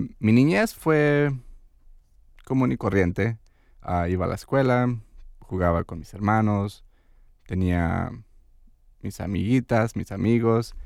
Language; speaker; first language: Spanish; early bilingual, heritage; Spanish